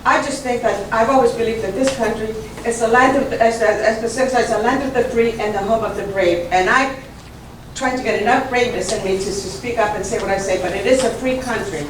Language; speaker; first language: English; early bilingual, other home language; Italian